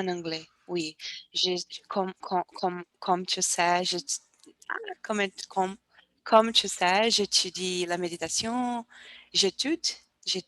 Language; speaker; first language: French; non-native, learner; Portuguese